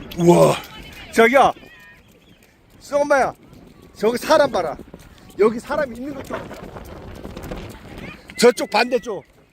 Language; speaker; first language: Korean; native; Korean